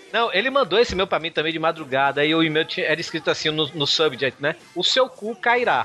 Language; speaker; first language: Portuguese; native; Portuguese